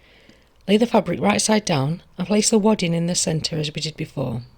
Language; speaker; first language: English; native; English